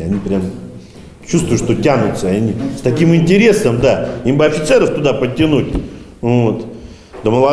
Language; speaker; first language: Russian; native; Russian